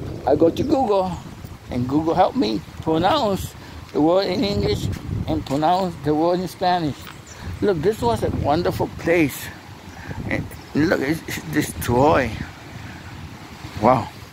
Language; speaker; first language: English; non-native, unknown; Spanish